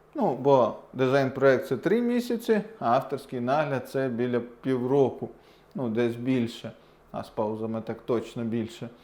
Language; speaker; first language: Ukrainian; non-native, local second language; Russian